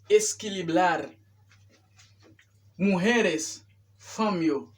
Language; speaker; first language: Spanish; non-native, fluent; Haitian Creole